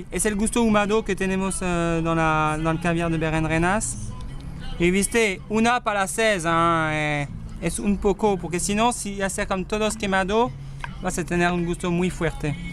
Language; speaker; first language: Spanish; non-native, learner; French